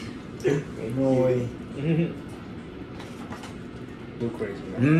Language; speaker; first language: English; non-native, learner; Spanish